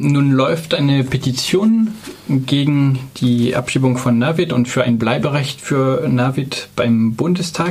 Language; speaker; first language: German; native; German